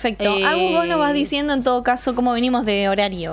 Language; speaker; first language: Spanish; native; Spanish